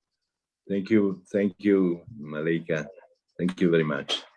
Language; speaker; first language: English; non-native, fluent; Italian